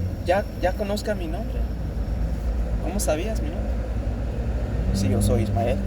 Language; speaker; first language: Spanish; early bilingual, heritage; English